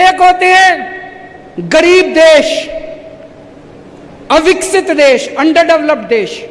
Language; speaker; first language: Hindi; native; Hindi